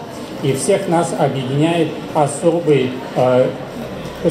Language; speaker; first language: Russian; native; Russian